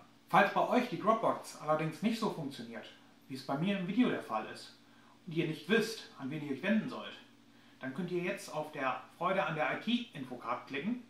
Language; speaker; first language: German; native; German